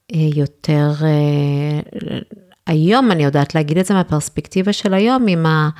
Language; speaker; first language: Hebrew; early bilingual, other home language; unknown